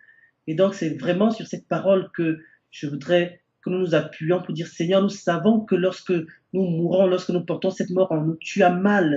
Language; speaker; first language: French; native; French